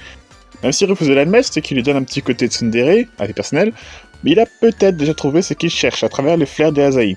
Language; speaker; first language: French; native; French